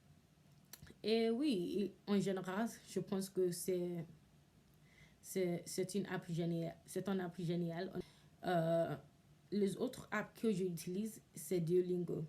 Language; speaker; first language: French; non-native, learner; English